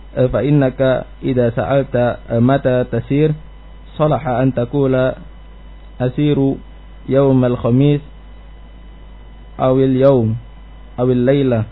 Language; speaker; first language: Arabic; non-native, learner; Indonesian